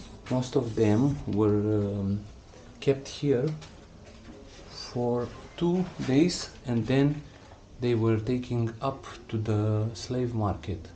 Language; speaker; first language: English; non-native, fluent; Romanian